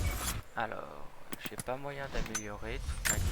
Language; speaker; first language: French; native; French